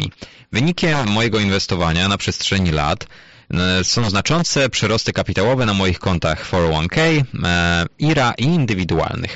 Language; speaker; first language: Polish; native; Polish